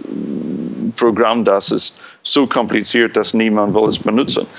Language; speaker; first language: German; non-native, fluent; English